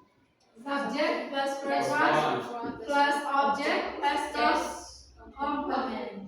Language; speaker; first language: English; non-native, learner; Indonesian